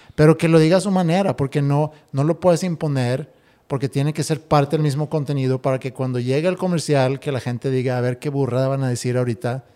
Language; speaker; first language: Spanish; non-native, fluent; Swedish